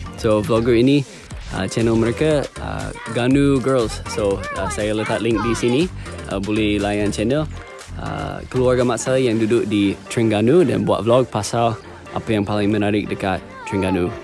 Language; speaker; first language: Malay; non-native, fluent; English